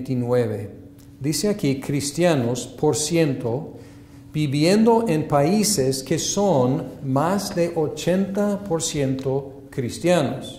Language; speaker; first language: Spanish; non-native, fluent; English